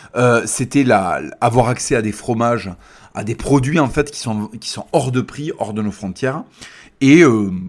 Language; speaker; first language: French; native; French